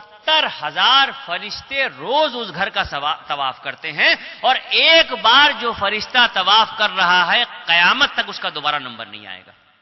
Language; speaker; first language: Urdu; native; Urdu